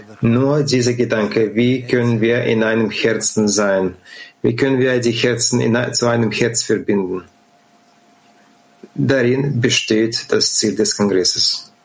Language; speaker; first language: German; non-native, fluent; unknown